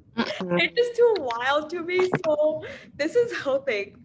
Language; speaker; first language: English; non-native, fluent; Chinese